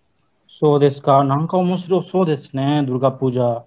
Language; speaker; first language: Japanese; non-native, learner; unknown